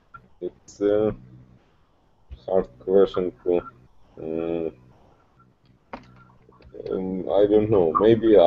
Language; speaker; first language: English; non-native, learner; Russian